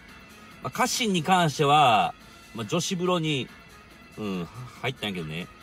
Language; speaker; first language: Japanese; native; Japanese